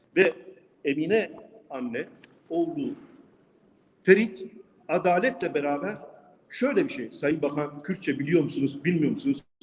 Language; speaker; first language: Turkish; non-native, local second language; Kurdish